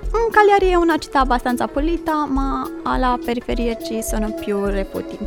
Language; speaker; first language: Italian; non-native, fluent; Romanian